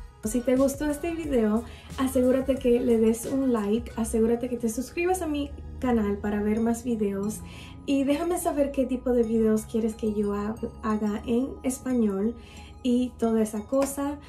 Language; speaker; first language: Spanish; early bilingual, heritage; Spanish